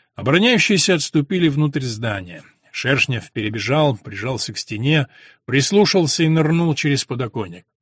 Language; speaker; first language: Russian; native; Russian